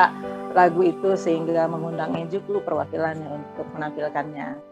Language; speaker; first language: Indonesian; native; Indonesian